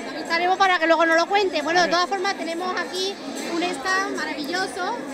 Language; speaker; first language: Spanish; native; Spanish